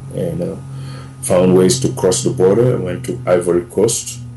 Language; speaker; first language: English; non-native, fluent; Wolof